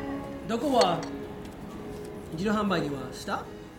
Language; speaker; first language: Japanese; non-native, learner; English